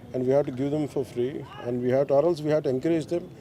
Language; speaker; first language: English; non-native, local second language; Telugu